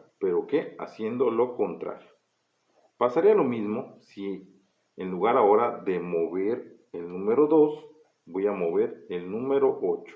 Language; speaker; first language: Spanish; native; Spanish